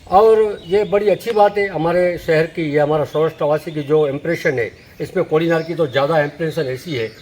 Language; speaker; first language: Hindi; non-native, local second language; Gujarati